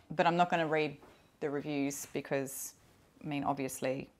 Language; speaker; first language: English; native; English